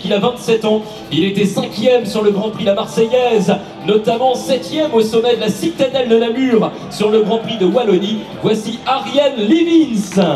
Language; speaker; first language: French; native; French